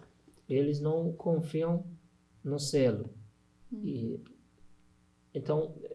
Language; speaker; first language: Portuguese; non-native, learner; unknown